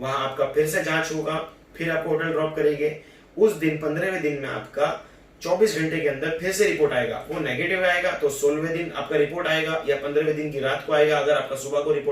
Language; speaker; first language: Hindi; native; Hindi